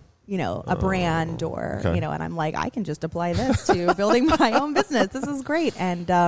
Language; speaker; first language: English; native; English